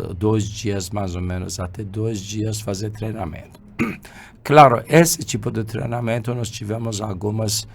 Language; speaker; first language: Portuguese; non-native, fluent; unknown